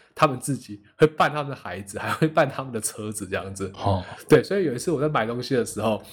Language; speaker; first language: Chinese; native; Chinese